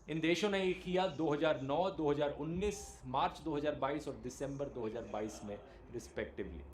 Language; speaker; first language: Hindi; native; Hindi